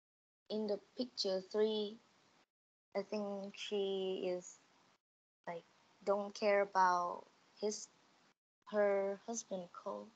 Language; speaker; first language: English; non-native, learner; Vietnamese